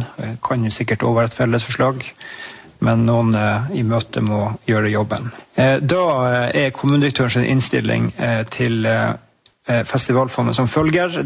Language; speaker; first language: Norwegian; native; Norwegian